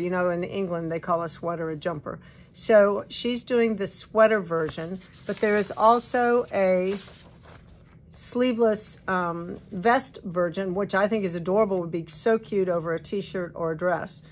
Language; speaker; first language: English; native; English